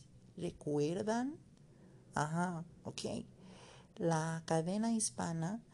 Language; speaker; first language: Spanish; non-native, learner; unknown